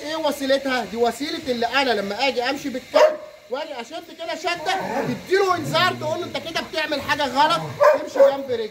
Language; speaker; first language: Arabic; native; Arabic